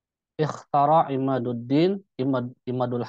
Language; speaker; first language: Arabic; non-native, fluent; Indonesian